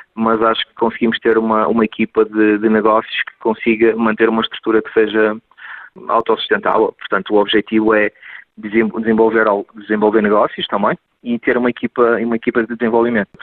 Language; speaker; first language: Portuguese; native; Portuguese